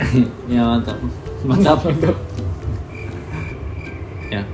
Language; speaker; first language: Indonesian; non-native, fluent; Japanese